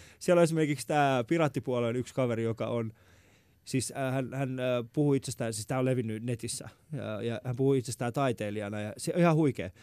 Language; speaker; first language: Finnish; early bilingual, other home language; Persian